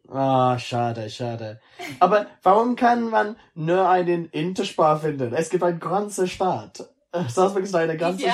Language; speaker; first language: German; non-native, learner; English